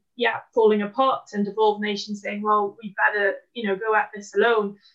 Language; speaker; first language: English; non-native, fluent; Dutch